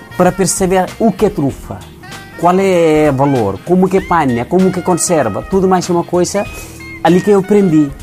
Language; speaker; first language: Portuguese; non-native, learner; Nepali